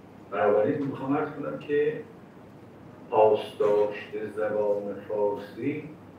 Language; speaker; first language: Persian; native; Persian